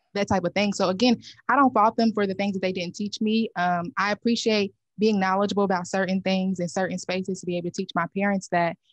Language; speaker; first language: English; native; English